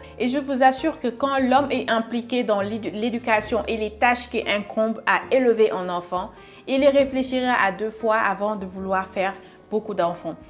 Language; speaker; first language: French; non-native, local second language; Wolof